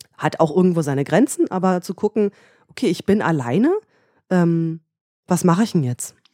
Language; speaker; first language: German; native; German